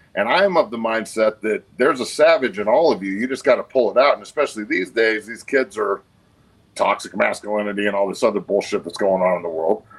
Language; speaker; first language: English; native; English